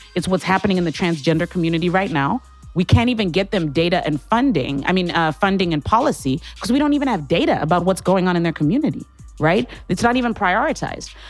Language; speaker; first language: English; non-native, local second language; Shona